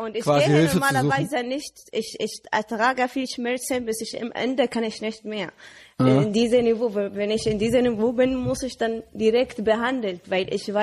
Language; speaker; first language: German; non-native, learner; Arabic